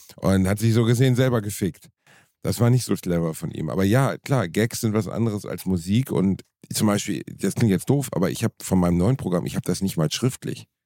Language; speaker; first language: German; native; German